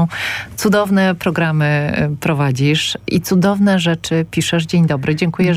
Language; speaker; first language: Polish; native; Polish